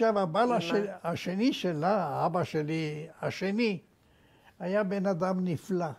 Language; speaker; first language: Hebrew; non-native, fluent; Romanian